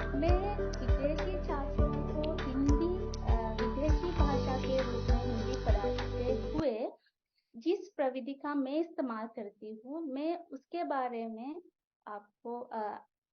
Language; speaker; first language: Hindi; non-native, fluent; Sinhala